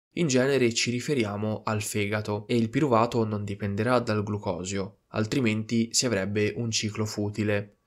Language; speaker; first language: Italian; native; Italian